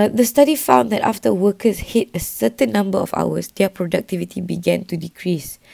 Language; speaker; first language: English; non-native, local second language; Malay